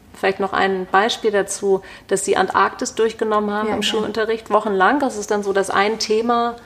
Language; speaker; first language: German; native; German